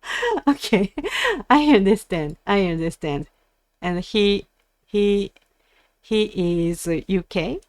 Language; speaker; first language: English; non-native, learner; Japanese